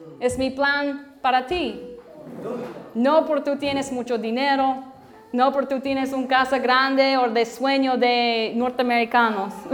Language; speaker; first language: Spanish; non-native, learner; English